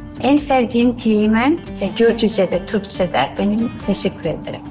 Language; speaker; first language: Turkish; non-native, learner; Georgian